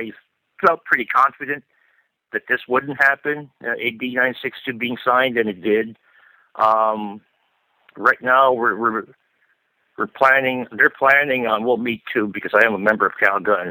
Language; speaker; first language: English; non-native, local second language; Filipino